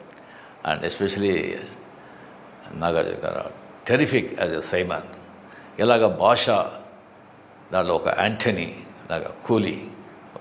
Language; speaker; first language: Telugu; non-native, local second language; Marathi